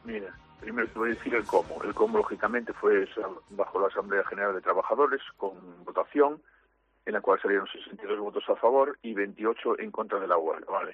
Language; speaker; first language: Spanish; native; Spanish